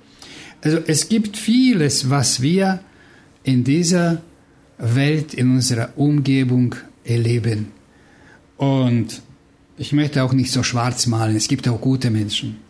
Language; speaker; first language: German; non-native, fluent; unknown